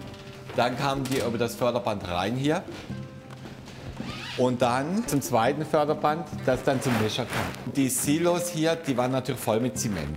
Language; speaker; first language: German; native; German